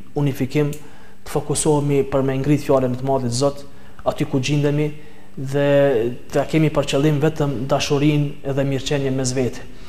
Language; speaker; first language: Albanian; native; Albanian